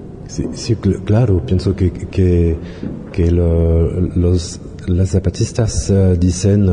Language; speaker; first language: Spanish; non-native, learner; French